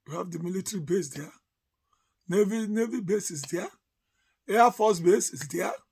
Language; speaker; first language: English; non-native, local second language; Yoruba